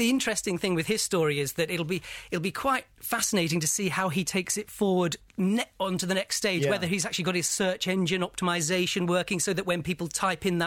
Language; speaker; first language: English; native; English